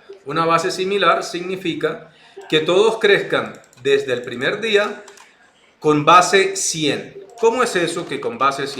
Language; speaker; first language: Spanish; native; Spanish